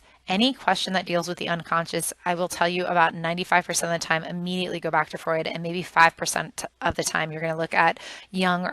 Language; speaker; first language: English; native; English